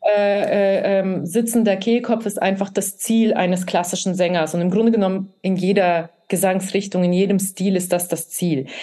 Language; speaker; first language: German; early bilingual, other home language; Russian